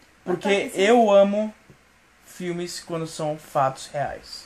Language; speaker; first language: Portuguese; native; Portuguese